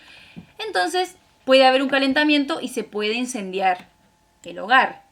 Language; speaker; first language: Spanish; native; Spanish